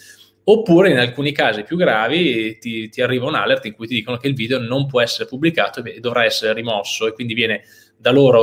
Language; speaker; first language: Italian; native; Italian